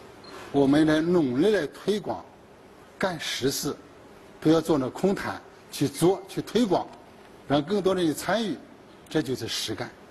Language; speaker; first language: Chinese; native; Chinese